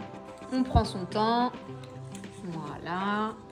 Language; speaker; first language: French; native; French